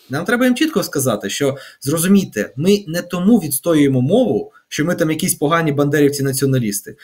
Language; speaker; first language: Ukrainian; native; Ukrainian